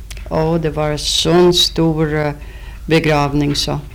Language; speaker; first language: Swedish; early bilingual, heritage; Swedish